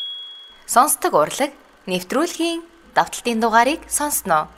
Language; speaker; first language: Mongolian; native; Mongolian